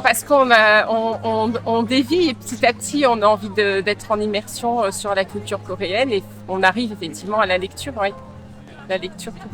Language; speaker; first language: French; native; French